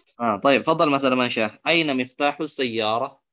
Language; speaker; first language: Arabic; non-native, fluent; Indonesian